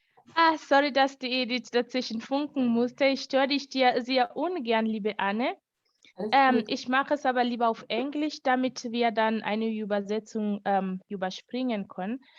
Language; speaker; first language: German; native; German